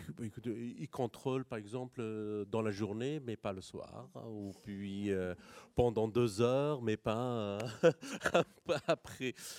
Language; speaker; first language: French; non-native, fluent; Persian